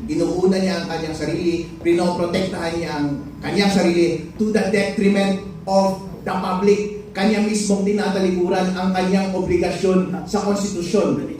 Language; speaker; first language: Filipino; non-native, local second language; Iloko